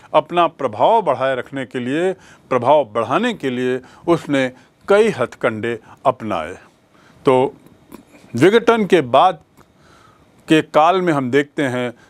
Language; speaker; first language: Hindi; native; Hindi